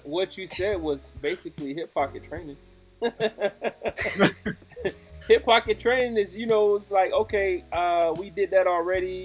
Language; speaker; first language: English; native; English